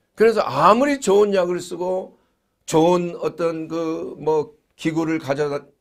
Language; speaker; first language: Korean; native; Korean